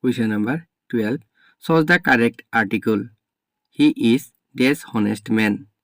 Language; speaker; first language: English; non-native, local second language; Assamese